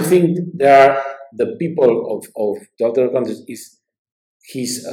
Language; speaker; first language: English; non-native, learner; Spanish